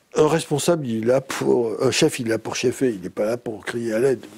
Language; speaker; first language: French; native; French